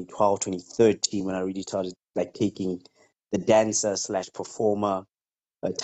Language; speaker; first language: English; non-native, local second language; Tswana